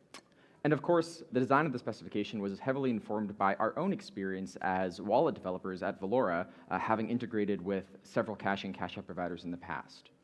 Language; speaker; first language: English; native; English